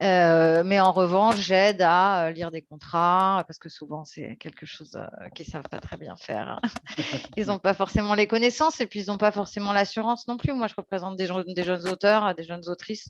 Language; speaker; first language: French; native; French